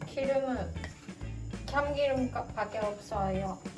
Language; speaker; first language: Korean; non-native, learner; Japanese